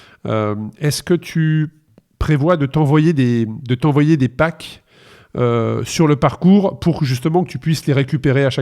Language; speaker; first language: French; native; French